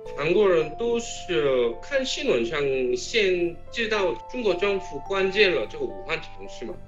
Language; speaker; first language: Chinese; non-native, fluent; Korean